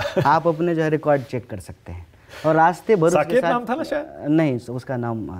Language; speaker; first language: Hindi; native; Hindi